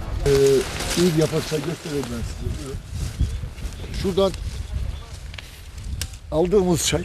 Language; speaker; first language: Turkish; native; Turkish